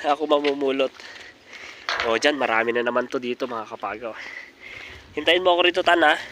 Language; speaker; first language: Filipino; non-native, local second language; Iloko